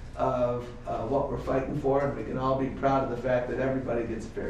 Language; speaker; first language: English; native; English